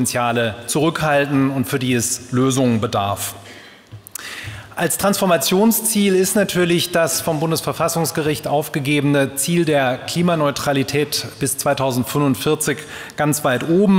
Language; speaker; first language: German; native; German